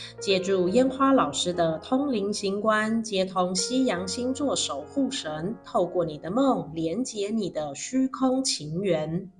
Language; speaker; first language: Chinese; native; Chinese